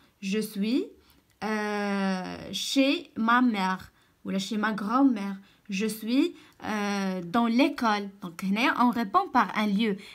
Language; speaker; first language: French; non-native, local second language; Arabic